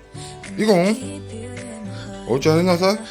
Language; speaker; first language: Japanese; native; Japanese